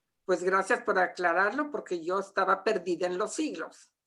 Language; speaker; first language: Spanish; native; Spanish